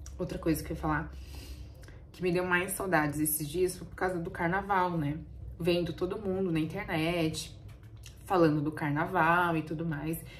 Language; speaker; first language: Portuguese; native; Portuguese